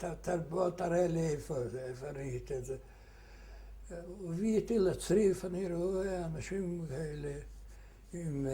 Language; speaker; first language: Hebrew; non-native, fluent; Yiddish